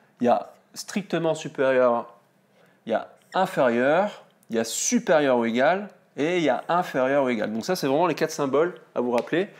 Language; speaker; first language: French; native; French